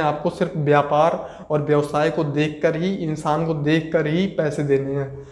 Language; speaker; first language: Hindi; native; Hindi